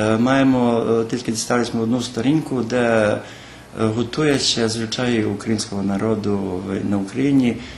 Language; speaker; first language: Ukrainian; early bilingual, heritage; Ukrainian